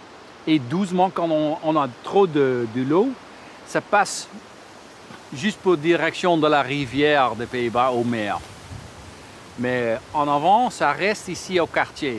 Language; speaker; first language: French; non-native, learner; Dutch